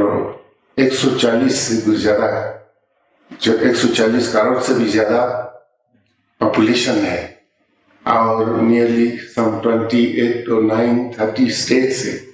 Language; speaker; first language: Hindi; non-native, local second language; Ladakhi